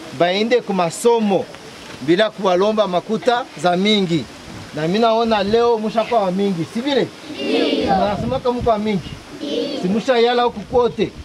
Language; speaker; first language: Swahili; non-native, local second language; Kinyarwanda